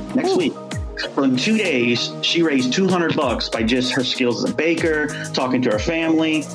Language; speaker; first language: English; native; English